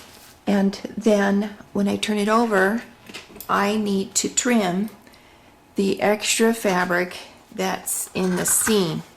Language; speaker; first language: English; native; English